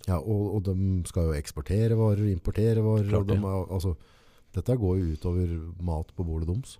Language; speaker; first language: Norwegian; native; Norwegian